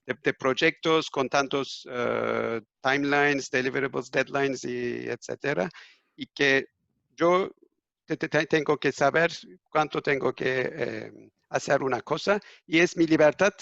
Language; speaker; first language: Spanish; non-native, fluent; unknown